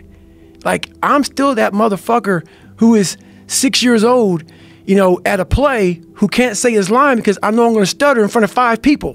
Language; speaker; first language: English; native; English